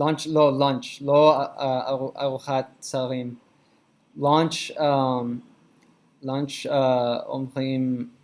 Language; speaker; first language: Hebrew; non-native, learner; English